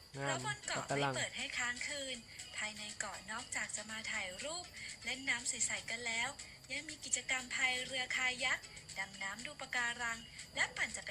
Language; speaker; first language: Thai; native; Thai